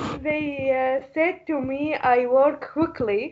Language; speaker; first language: English; non-native, learner; Arabic